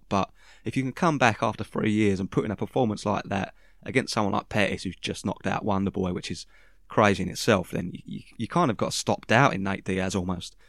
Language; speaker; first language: English; native; English